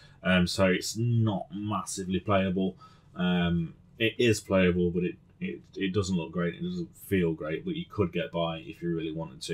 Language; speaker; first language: English; native; English